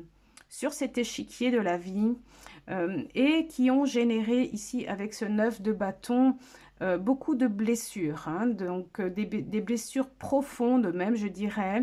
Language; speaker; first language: French; native; French